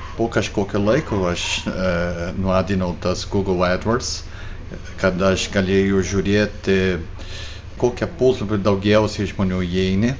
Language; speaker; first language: Lithuanian; early bilingual, heritage; Portuguese